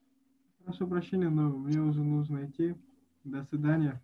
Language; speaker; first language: Russian; native; Russian